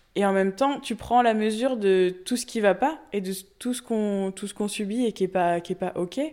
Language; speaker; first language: French; native; French